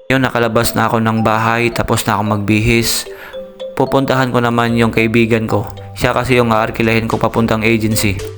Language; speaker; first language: Filipino; native; Filipino